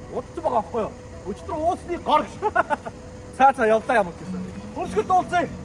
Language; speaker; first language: Mongolian; native; Mongolian